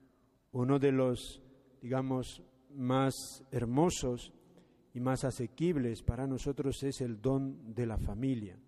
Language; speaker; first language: Spanish; native; Spanish